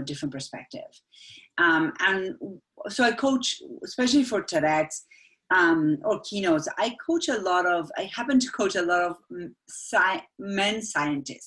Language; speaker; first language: English; non-native, fluent; Spanish